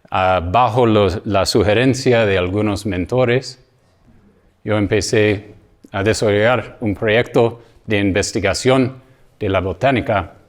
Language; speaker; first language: Spanish; non-native, fluent; English